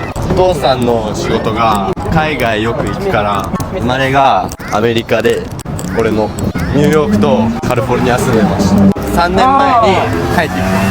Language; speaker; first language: Japanese; early bilingual, heritage; Japanese